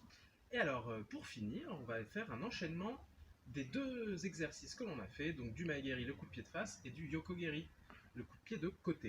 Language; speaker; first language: French; native; French